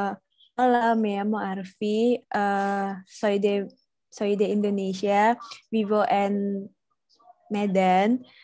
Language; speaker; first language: Spanish; non-native, learner; Indonesian